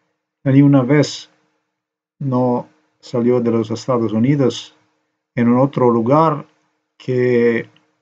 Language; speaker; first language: Spanish; non-native, learner; Slovenian